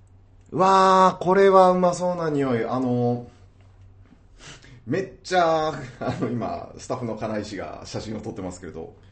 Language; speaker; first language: Japanese; native; Japanese